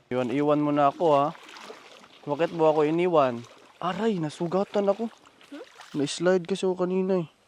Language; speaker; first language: Filipino; non-native, local second language; Cebuano